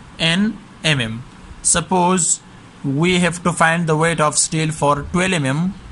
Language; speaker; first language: English; non-native, local second language; Urdu